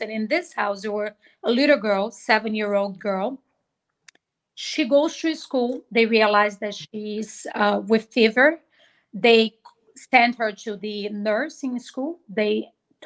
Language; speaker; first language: English; non-native, fluent; Portuguese